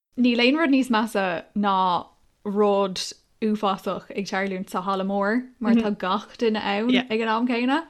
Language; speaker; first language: Irish; non-native, local second language; English